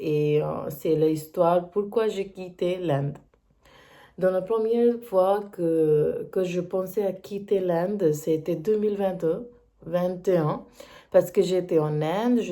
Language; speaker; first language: French; non-native, learner; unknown